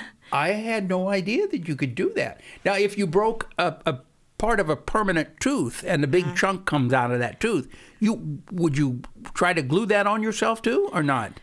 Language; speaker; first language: English; native; English